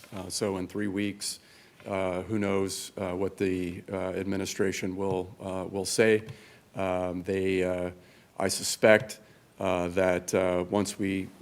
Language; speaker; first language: English; native; English